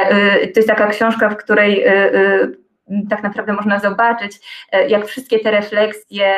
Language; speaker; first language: Polish; native; Polish